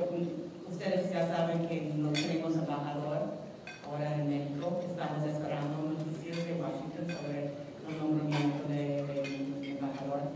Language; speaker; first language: Spanish; non-native, fluent; English